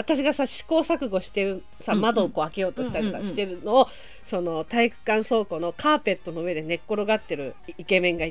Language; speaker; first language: Japanese; native; Japanese